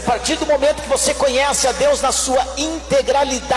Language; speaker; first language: Portuguese; native; Portuguese